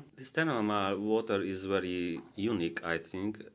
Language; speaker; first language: English; non-native, learner; Hungarian